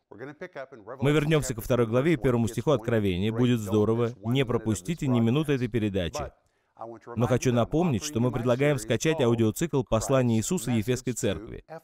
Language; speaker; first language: Russian; non-native, fluent; English